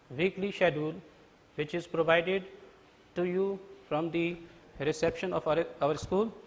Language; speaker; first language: English; non-native, local second language; Urdu